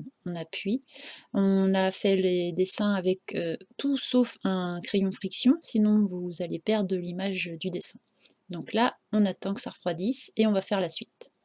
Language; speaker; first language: French; native; French